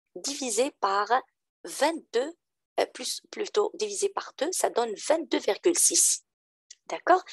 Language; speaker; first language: French; non-native, local second language; Arabic